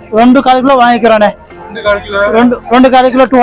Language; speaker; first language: Telugu; native; Telugu